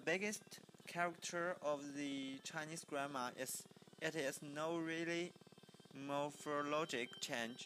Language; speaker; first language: English; non-native, learner; Chinese